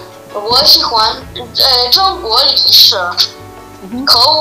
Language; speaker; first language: Chinese; non-native, learner; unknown